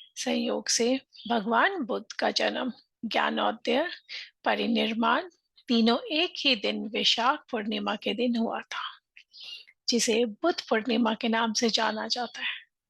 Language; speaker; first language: Hindi; native; Hindi